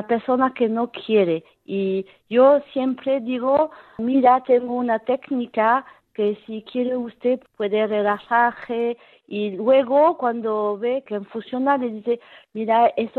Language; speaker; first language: Spanish; non-native, fluent; French